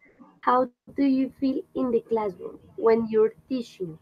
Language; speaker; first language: English; non-native, fluent; Spanish